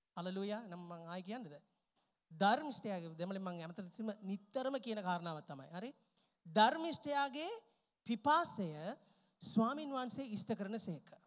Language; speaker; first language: Sinhala; non-native, local second language; Tamil